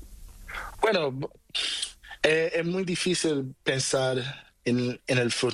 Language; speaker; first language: Spanish; non-native, learner; Portuguese